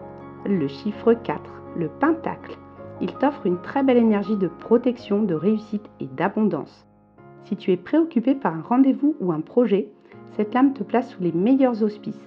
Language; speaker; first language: French; native; French